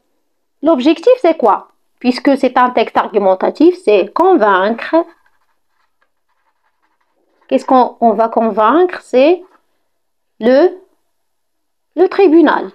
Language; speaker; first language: French; non-native, local second language; Arabic